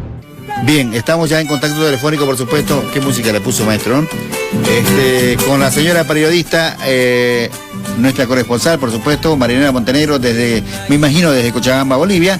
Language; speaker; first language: Spanish; native; Spanish